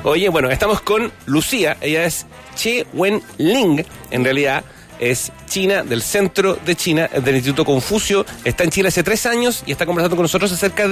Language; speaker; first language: Spanish; native; Spanish